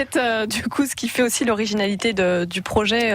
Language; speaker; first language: French; native; French